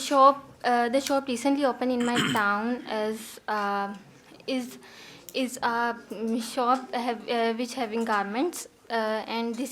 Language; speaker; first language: English; non-native, learner; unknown